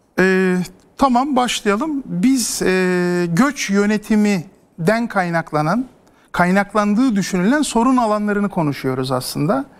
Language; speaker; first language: Turkish; native; Turkish